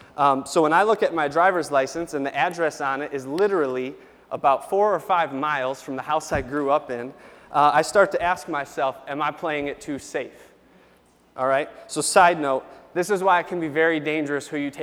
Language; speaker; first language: English; native; English